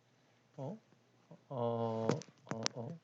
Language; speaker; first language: English; non-native, learner; Korean